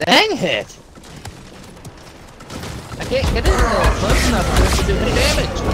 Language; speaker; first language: English; native; English